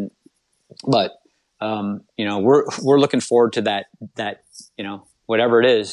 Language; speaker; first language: English; native; English